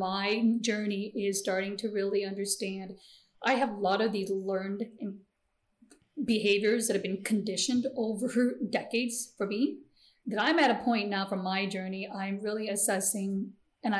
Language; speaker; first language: English; early bilingual, other home language; Gujarati